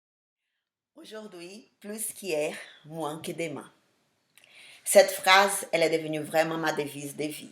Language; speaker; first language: French; non-native, fluent; Portuguese